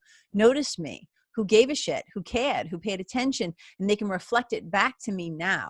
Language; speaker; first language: English; native; English